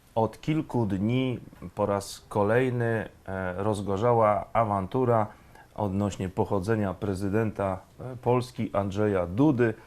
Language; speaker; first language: Polish; native; Polish